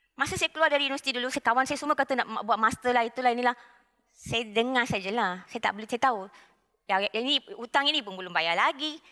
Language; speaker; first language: Malay; non-native, local second language; Tamil